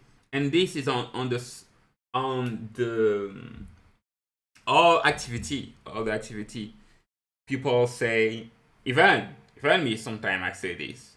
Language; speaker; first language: English; non-native, fluent; French